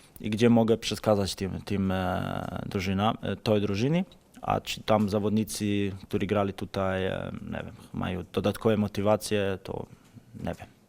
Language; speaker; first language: Polish; non-native, fluent; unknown